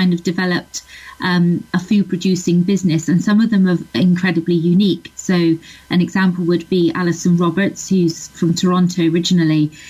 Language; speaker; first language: English; native; English